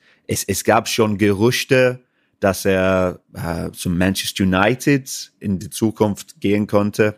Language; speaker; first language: German; non-native, fluent; English